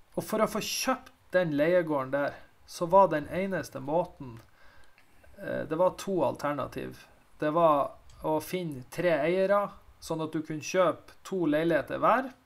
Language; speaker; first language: Norwegian; native; Norwegian